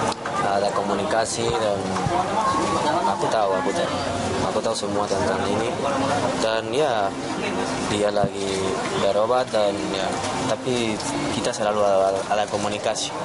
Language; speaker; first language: Indonesian; non-native, fluent; Spanish